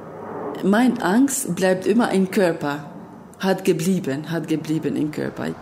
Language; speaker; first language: German; non-native, learner; Albanian